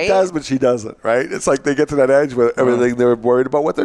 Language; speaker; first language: English; native; English